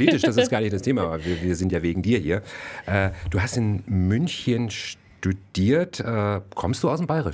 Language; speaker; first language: German; native; German